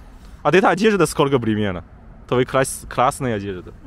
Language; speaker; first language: Russian; non-native, learner; Chinese